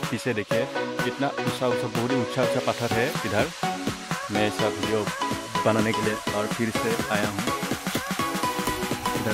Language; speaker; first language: Hindi; non-native, local second language; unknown